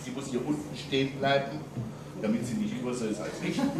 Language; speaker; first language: German; native; German